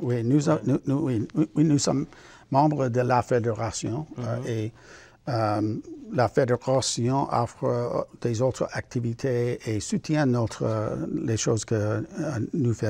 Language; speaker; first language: French; non-native, learner; English